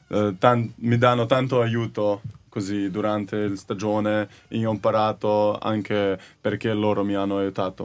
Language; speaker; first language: Italian; non-native, learner; Slovenian